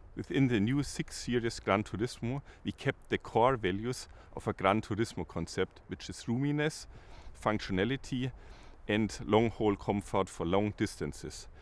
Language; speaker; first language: English; non-native, fluent; German